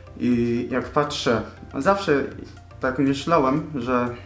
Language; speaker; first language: Polish; non-native, learner; Japanese